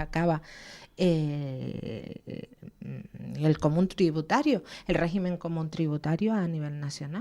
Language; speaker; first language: Spanish; native; Spanish